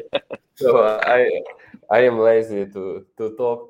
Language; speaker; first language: English; non-native, fluent; Ukrainian